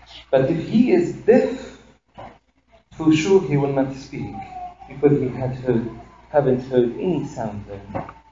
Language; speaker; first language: English; non-native, fluent; Arabic